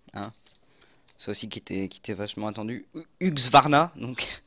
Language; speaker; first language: French; native; French